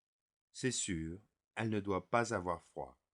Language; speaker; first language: French; non-native, fluent; English